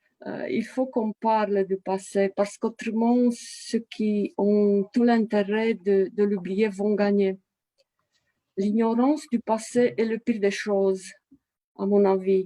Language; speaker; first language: French; non-native, fluent; Romanian